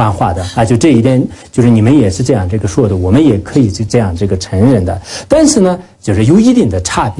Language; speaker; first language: Chinese; non-native, local second language; Tibetan